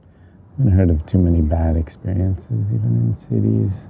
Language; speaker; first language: English; native; English